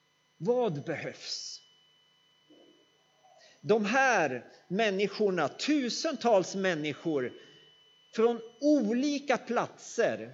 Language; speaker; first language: Swedish; native; Swedish